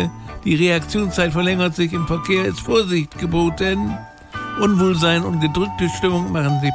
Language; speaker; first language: German; native; German